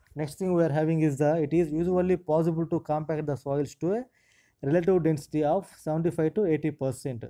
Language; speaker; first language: English; non-native, local second language; Telugu